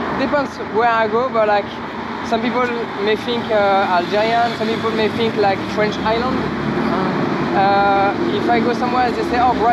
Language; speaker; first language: English; non-native, learner; French